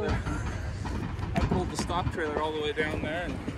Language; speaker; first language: English; native; English